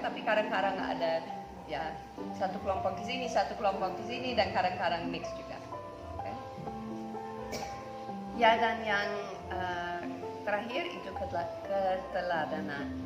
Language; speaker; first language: Indonesian; non-native, fluent; English